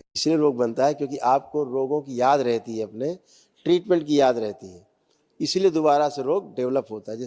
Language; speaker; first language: Hindi; native; Hindi